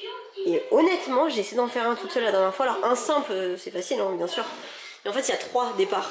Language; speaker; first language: French; native; French